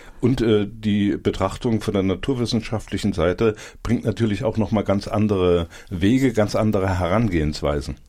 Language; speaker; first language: German; native; German